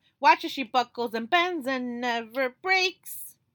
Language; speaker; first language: English; early bilingual, other home language; Spanish